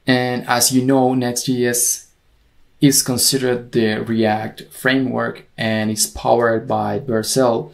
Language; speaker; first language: English; non-native, fluent; Spanish